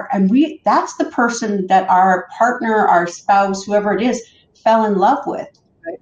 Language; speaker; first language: English; native; English